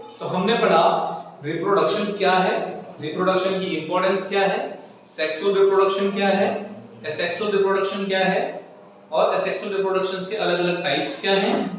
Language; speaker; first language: Hindi; native; Hindi